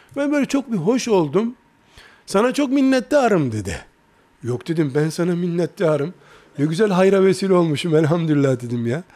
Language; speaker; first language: Turkish; native; Turkish